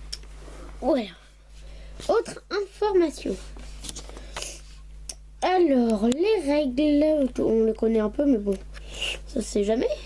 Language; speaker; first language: French; native; French